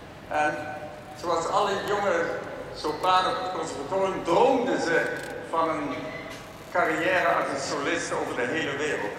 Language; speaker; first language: Dutch; native; Dutch